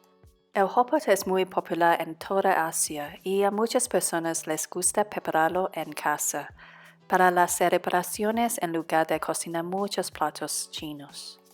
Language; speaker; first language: Spanish; non-native, fluent; Cantonese